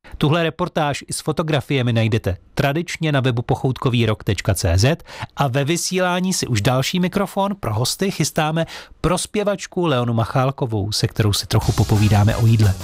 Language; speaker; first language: Czech; native; Czech